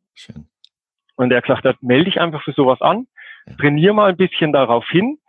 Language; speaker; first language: German; native; German